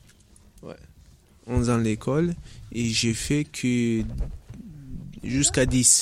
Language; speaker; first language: French; non-native, learner; Chechen